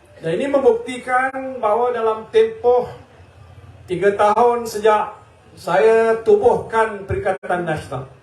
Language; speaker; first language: Malay; native; Malay